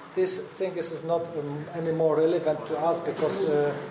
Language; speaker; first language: English; non-native, learner; Polish